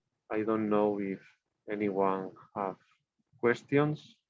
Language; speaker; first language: English; non-native, learner; Spanish